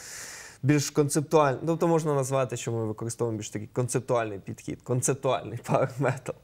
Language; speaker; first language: Ukrainian; native; Ukrainian